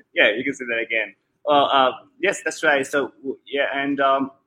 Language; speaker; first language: English; non-native, fluent; Chinese